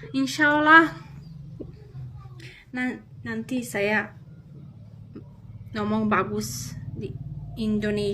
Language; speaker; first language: Indonesian; non-native, learner; Serbian